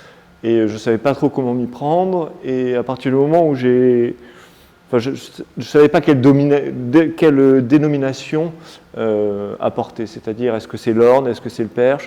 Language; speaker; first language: French; native; French